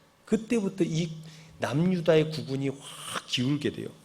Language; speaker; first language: Korean; native; Korean